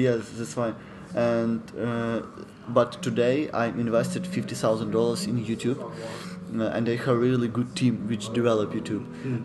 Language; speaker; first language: English; non-native, learner; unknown